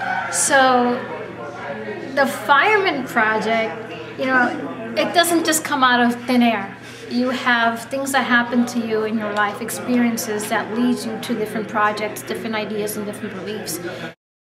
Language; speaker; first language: English; early bilingual, other home language; Spanish